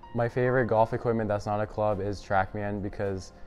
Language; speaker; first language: English; native; English